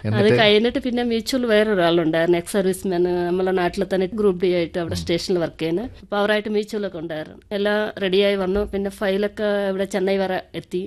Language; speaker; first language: Malayalam; non-native, local second language; Telugu